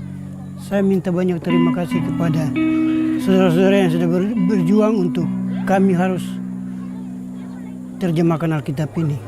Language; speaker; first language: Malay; non-native, local second language; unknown